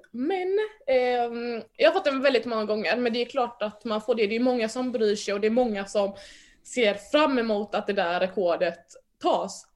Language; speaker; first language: Swedish; early bilingual, other home language; Mandingo